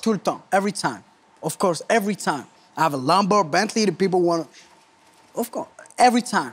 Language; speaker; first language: Arabic; non-native, fluent; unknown